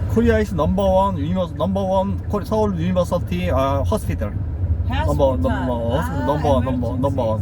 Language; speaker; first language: English; non-native, learner; Korean